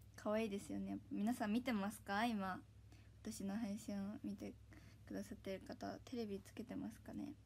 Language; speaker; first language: Japanese; native; Japanese